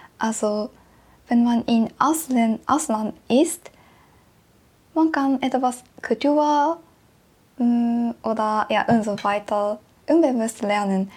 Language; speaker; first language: German; non-native, learner; Japanese